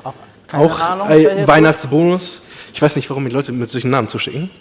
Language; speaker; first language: German; native; German